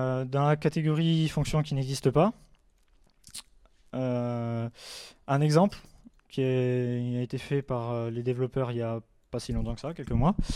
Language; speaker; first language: French; native; French